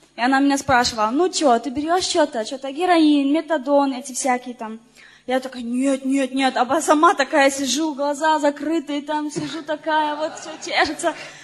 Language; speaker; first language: Russian; non-native, learner; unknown